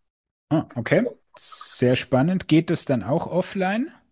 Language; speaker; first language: German; native; German